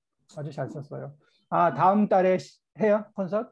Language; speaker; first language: Korean; native; Korean